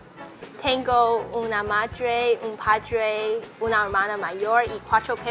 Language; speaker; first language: Spanish; non-native, learner; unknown